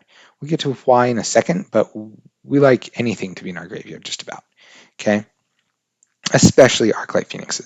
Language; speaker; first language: English; native; English